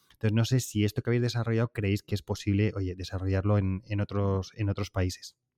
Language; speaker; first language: Spanish; native; Spanish